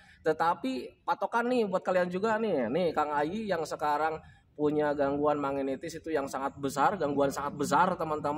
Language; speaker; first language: Indonesian; native; Indonesian